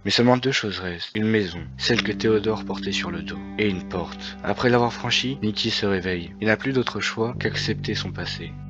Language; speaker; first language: French; native; French